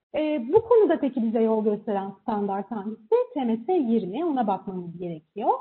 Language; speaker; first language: Turkish; native; Turkish